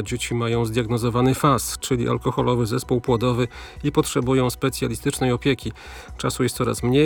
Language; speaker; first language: Polish; native; Polish